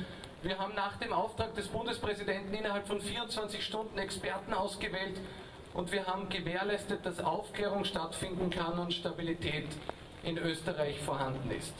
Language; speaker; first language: German; native; German